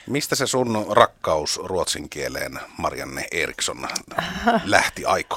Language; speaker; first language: Finnish; native; Finnish